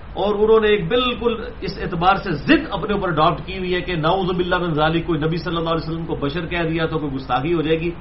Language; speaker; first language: Urdu; non-native, local second language; Punjabi